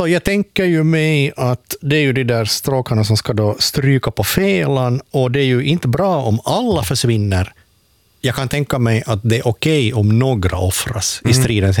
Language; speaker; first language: Swedish; native; Swedish